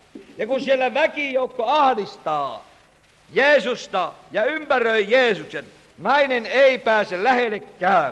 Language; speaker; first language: Finnish; native; Finnish